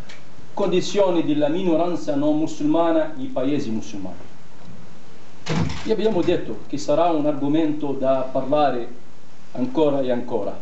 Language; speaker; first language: Italian; non-native, fluent; Arabic